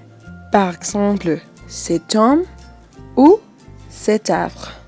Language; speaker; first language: French; non-native, fluent; Spanish